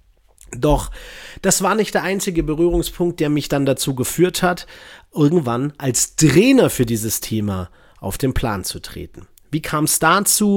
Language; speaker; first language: German; native; German